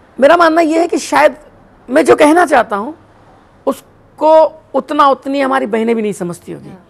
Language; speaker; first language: Hindi; native; Hindi